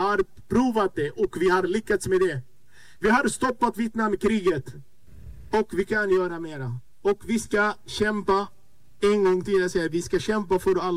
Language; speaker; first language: Swedish; non-native, fluent; Arabic